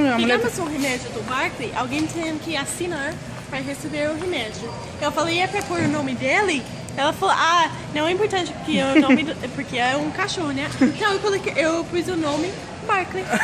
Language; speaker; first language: Portuguese; non-native, fluent; English